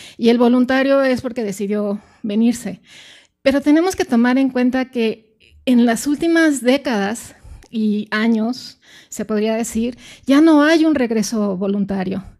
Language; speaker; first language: Spanish; native; Spanish